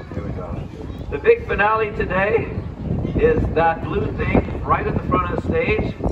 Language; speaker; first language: English; native; English